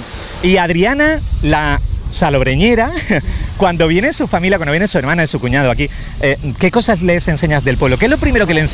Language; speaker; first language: Spanish; native; Spanish